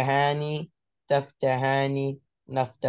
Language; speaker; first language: Arabic; non-native, learner; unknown